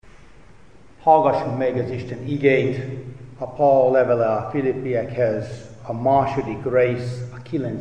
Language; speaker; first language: Hungarian; non-native, fluent; English